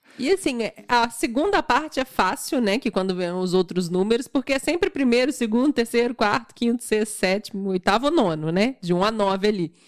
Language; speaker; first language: Portuguese; native; Portuguese